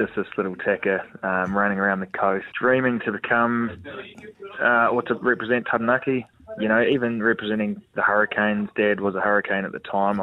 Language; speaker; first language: English; native; English